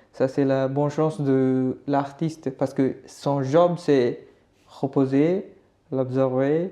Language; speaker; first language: French; non-native, learner; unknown